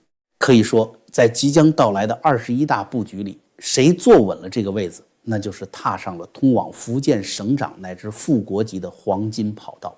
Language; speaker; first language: Chinese; native; Chinese